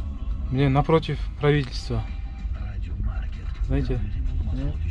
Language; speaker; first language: Russian; non-native, local second language; Kazakh